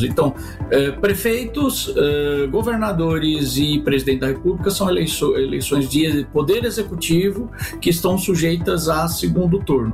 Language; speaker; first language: Portuguese; native; Portuguese